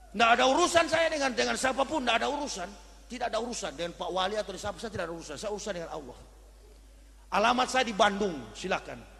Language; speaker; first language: Indonesian; native; Indonesian